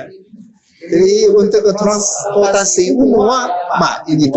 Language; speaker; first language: Indonesian; non-native, learner; Japanese